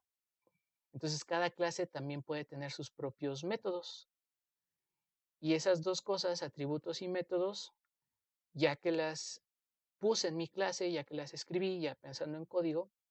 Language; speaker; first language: Spanish; native; Spanish